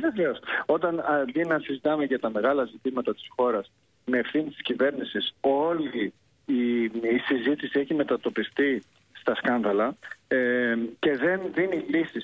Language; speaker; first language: Greek; native; Greek